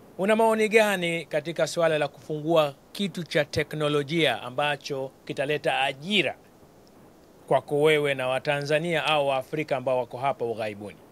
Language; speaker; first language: Swahili; native; Swahili